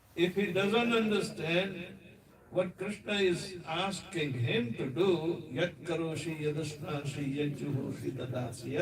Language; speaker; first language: English; non-native, local second language; Hindi